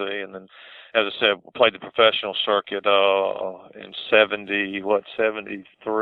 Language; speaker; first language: English; native; English